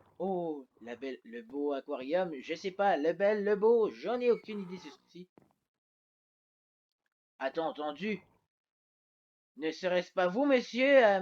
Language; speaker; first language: French; native; French